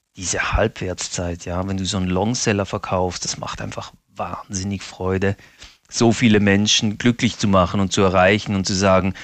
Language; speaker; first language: German; native; German